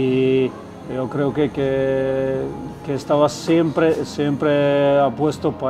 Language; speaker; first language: Spanish; non-native, fluent; Czech